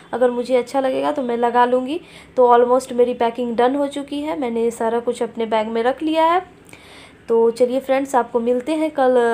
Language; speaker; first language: Hindi; native; Hindi